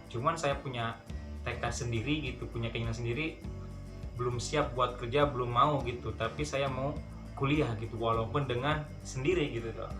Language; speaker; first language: Indonesian; non-native, local second language; Sundanese